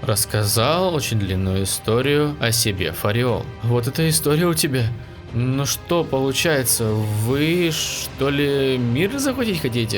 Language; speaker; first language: Russian; native; Russian